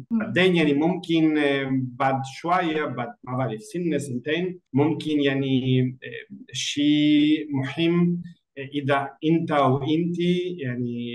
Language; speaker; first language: Arabic; non-native, learner; Spanish